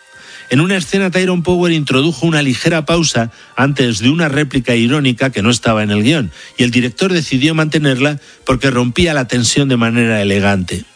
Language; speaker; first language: Spanish; native; Spanish